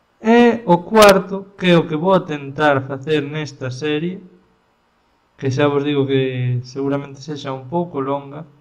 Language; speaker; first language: Galician; non-native, local second language; Spanish